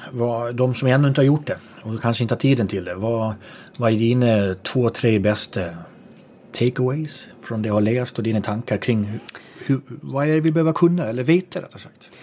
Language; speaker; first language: Swedish; native; Swedish